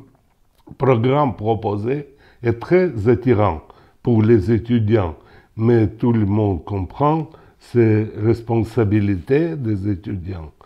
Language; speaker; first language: French; non-native, local second language; Ukrainian